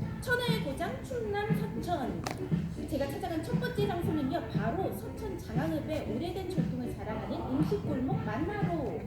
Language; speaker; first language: Korean; native; Korean